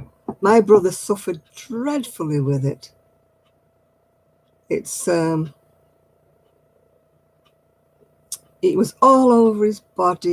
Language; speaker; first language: English; native; English